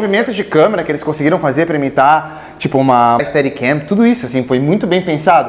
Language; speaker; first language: Portuguese; native; Portuguese